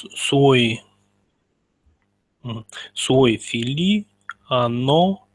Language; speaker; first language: Italian; non-native, learner; Russian